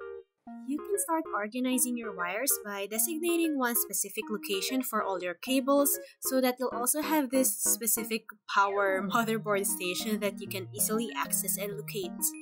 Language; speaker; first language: English; non-native, local second language; Filipino